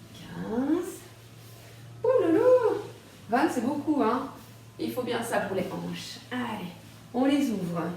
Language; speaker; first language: French; native; French